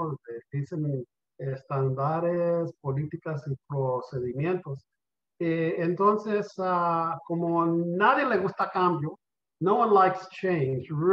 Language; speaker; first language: Spanish; early bilingual, heritage; Spanish